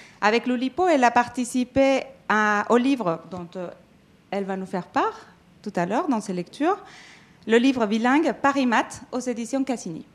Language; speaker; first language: French; non-native, fluent; Spanish